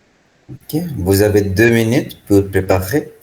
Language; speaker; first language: French; non-native, fluent; Hindi